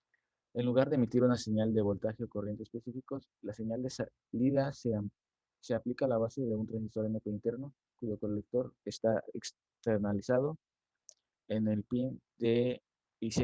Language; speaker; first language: Spanish; native; Spanish